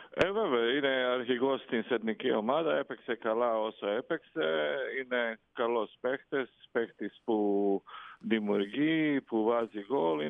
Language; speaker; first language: Greek; non-native, fluent; Croatian